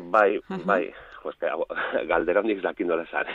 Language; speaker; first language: Basque; non-native, local second language; Spanish